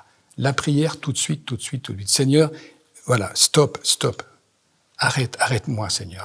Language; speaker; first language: French; native; French